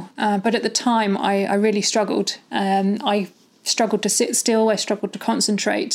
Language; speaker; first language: English; native; English